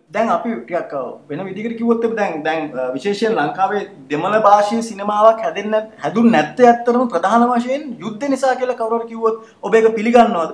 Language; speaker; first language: Sinhala; native; Sinhala